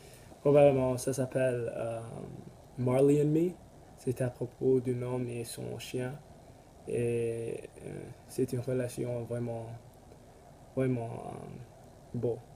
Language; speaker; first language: French; non-native, learner; English